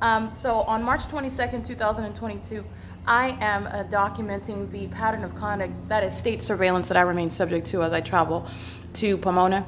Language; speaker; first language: English; native; English